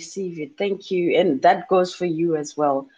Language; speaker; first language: English; non-native, local second language; Shona